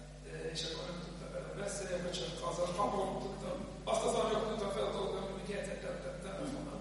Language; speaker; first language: Hungarian; non-native, fluent; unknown